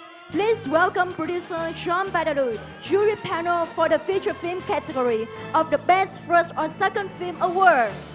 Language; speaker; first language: English; non-native, fluent; Vietnamese